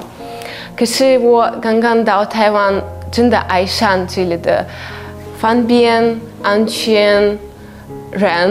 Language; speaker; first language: Chinese; non-native, fluent; Russian